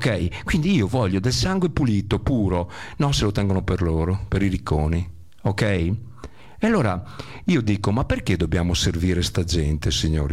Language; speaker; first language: Italian; native; Italian